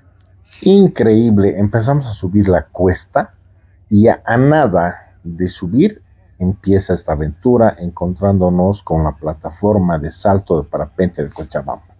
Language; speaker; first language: Spanish; native; Spanish